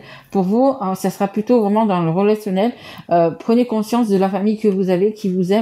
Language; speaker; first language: French; native; French